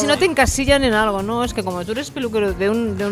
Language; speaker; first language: Spanish; native; Spanish